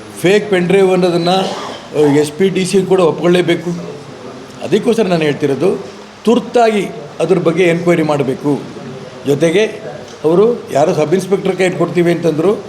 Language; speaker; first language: Kannada; native; Kannada